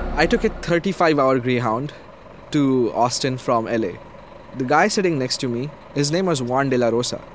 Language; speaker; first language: English; non-native, fluent; Japanese